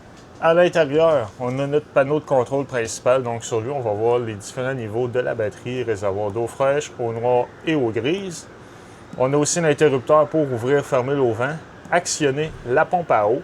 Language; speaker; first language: French; native; French